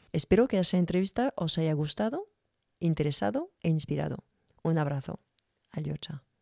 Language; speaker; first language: Spanish; non-native, fluent; French